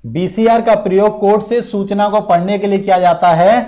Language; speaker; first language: Hindi; native; Hindi